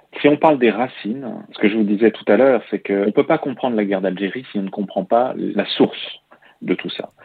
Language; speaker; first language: French; native; French